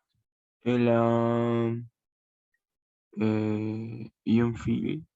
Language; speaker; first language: French; non-native, learner; Spanish